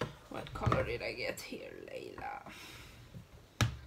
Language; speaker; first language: English; non-native, fluent; Swedish